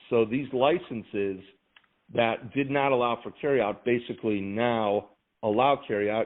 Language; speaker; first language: English; native; English